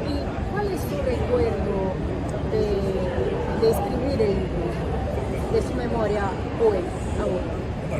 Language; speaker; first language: Spanish; non-native, fluent; Portuguese